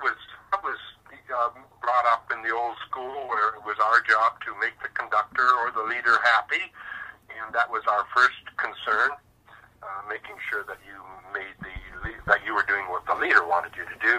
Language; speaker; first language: English; native; English